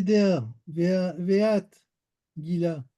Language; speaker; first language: Hebrew; non-native, learner; French